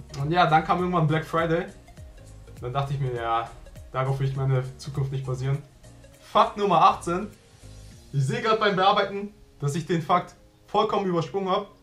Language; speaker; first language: German; early bilingual, other home language; Vietnamese